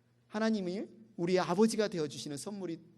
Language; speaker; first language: Korean; native; Korean